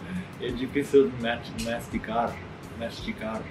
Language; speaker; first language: Portuguese; non-native, learner; English